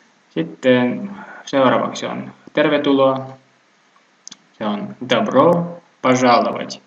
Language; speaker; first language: Finnish; non-native, fluent; Russian